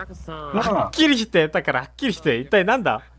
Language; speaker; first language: Japanese; native; Japanese